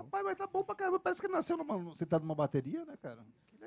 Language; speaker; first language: Portuguese; native; Portuguese